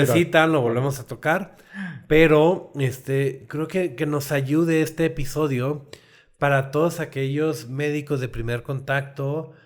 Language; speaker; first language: Spanish; native; Spanish